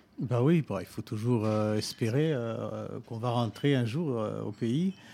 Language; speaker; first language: French; non-native, local second language; Rundi